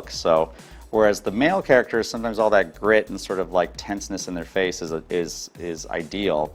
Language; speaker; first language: English; native; English